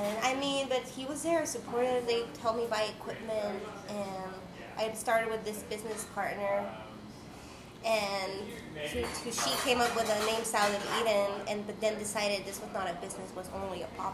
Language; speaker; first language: English; non-native, fluent; Spanish